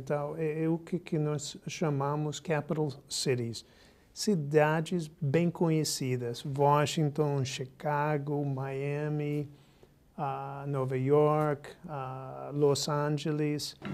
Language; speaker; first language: Portuguese; non-native, fluent; English